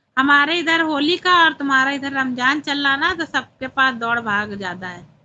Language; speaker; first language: Hindi; native; Hindi